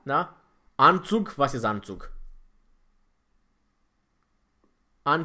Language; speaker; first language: German; non-native, fluent; Romanian